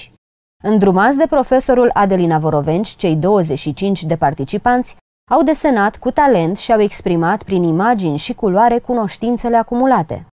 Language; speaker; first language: Romanian; native; Romanian